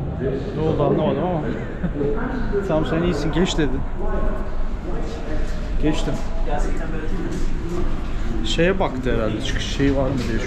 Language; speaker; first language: Turkish; native; Turkish